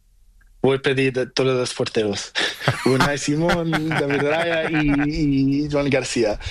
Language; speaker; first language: Spanish; non-native, learner; Portuguese